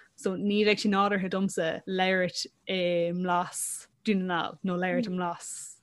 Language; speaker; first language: Irish; non-native, local second language; English